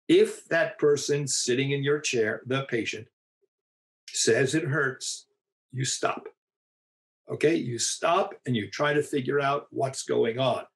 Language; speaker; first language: English; native; English